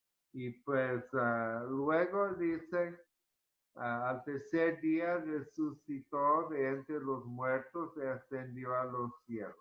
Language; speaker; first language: Spanish; early bilingual, heritage; Spanish